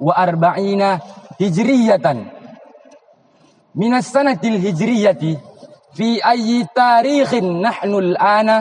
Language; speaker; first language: Arabic; non-native, learner; Indonesian